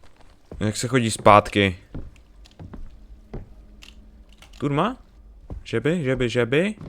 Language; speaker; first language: Czech; native; Czech